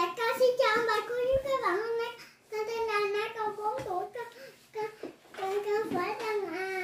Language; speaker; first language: Vietnamese; early bilingual, heritage; Vietnamese